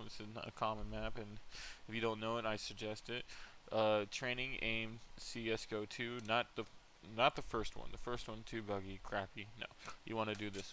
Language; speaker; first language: English; native; English